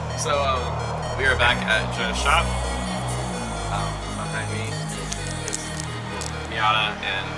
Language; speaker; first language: English; native; English